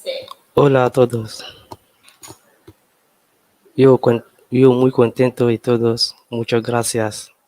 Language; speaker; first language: Spanish; non-native, learner; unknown